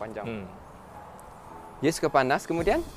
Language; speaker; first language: Malay; native; Malay